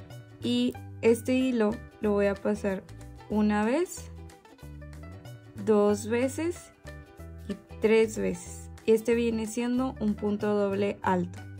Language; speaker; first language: Spanish; native; Spanish